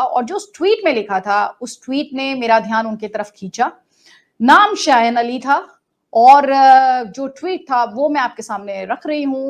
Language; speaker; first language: Hindi; native; Hindi